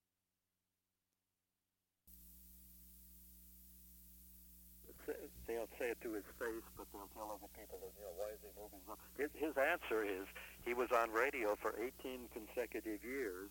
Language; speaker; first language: English; native; English